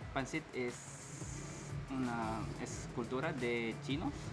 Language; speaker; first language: Spanish; non-native, learner; Filipino